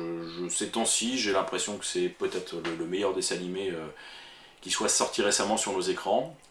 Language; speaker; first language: French; native; French